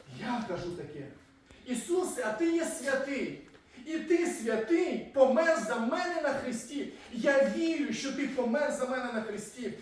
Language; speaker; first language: Ukrainian; native; Ukrainian